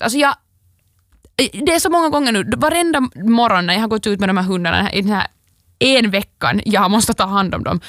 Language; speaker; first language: Swedish; native; Swedish